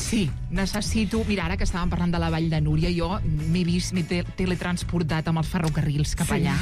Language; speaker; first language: Catalan; native; Catalan